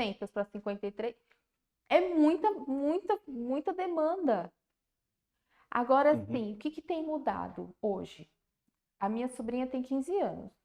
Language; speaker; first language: Portuguese; native; Portuguese